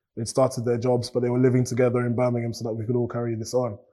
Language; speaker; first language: English; native; English